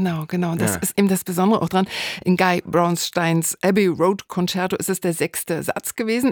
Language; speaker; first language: German; native; German